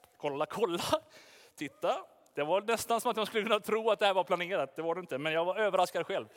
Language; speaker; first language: Swedish; native; Swedish